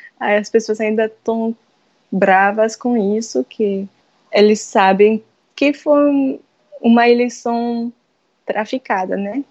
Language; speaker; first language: Portuguese; non-native, fluent; French